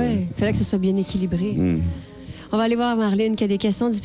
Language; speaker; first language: French; native; French